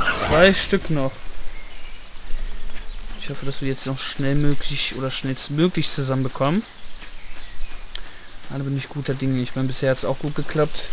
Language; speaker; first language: German; native; German